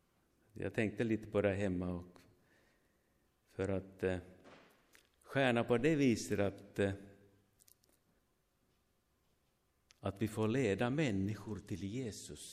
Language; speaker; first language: Swedish; non-native, fluent; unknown